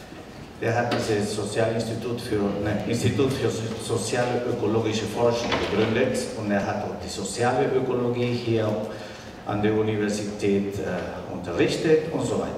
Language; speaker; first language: German; non-native, fluent; Spanish